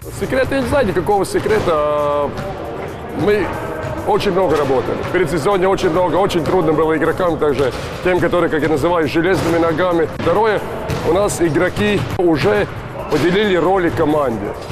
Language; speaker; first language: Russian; non-native, fluent; Latvian